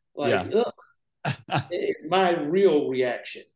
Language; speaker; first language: English; native; English